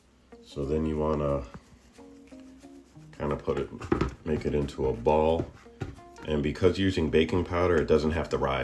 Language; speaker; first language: English; native; English